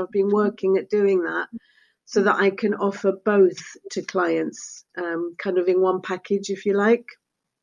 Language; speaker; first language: English; early bilingual, other home language; Spanish